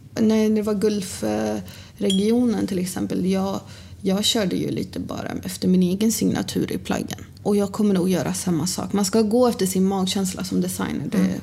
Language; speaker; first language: Swedish; early bilingual, other home language; Arabic